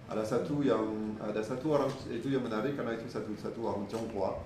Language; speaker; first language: Indonesian; non-native, fluent; French